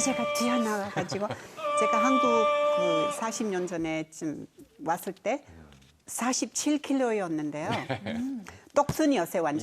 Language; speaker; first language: Korean; non-native, fluent; English